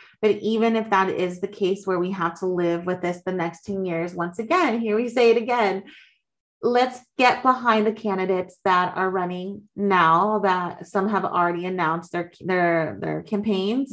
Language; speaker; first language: English; early bilingual, other home language; Spanish